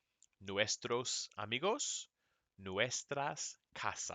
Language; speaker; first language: Spanish; non-native, fluent; English